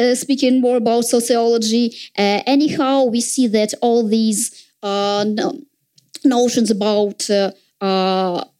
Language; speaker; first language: English; non-native, fluent; Russian